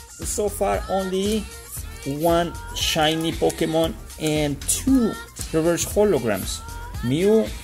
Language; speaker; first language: English; non-native, fluent; Spanish